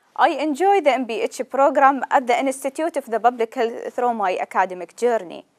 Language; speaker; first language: English; non-native, fluent; Arabic